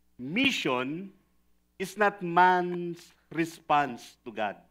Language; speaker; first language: English; non-native, local second language; Filipino